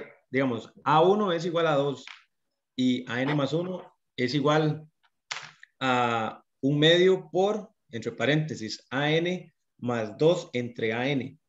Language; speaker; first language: Spanish; native; Spanish